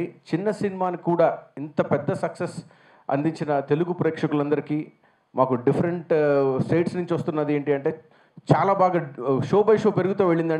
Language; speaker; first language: Telugu; native; Telugu